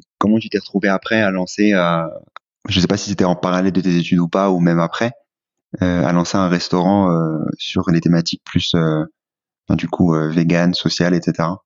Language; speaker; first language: French; native; French